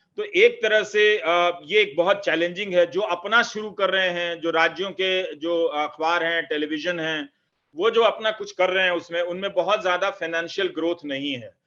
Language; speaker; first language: Hindi; native; Hindi